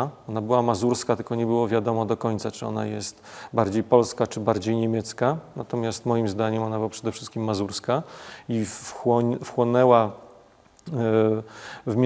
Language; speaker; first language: Polish; native; Polish